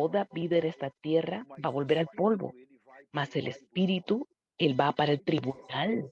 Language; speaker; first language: Spanish; non-native, fluent; Portuguese